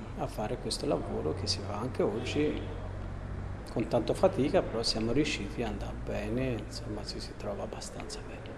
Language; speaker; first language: Italian; non-native, fluent; Albanian